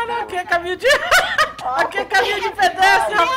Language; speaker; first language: Portuguese; native; Portuguese